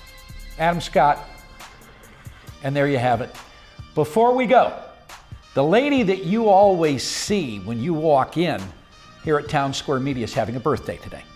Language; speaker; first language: English; native; English